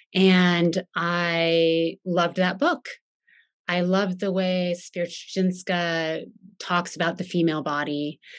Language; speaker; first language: English; native; English